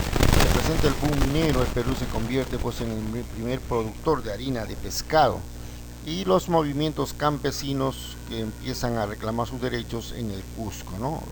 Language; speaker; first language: Spanish; native; Spanish